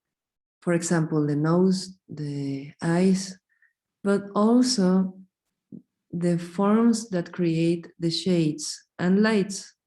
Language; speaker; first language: English; non-native, fluent; Spanish